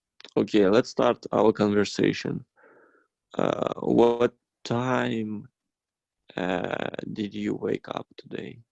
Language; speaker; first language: English; non-native, fluent; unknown